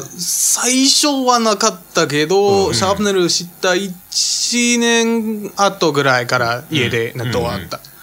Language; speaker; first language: Japanese; non-native, fluent; English